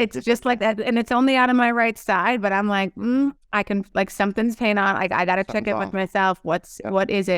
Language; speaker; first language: English; native; English